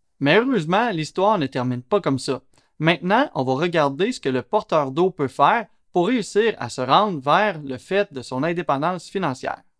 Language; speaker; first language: French; native; French